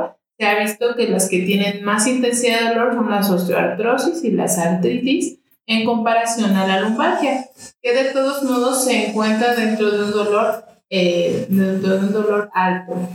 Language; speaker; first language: Spanish; native; Spanish